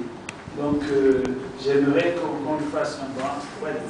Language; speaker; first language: French; native; French